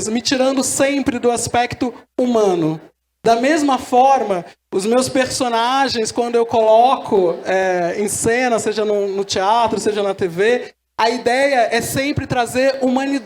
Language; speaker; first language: Portuguese; native; Portuguese